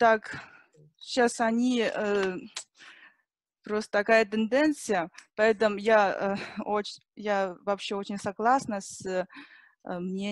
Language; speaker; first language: Russian; non-native, learner; Chinese